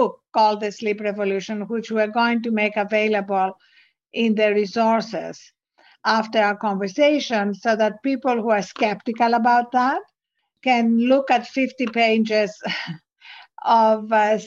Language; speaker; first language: English; non-native, fluent; Greek